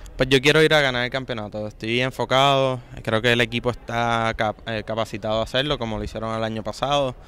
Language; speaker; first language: Spanish; native; Spanish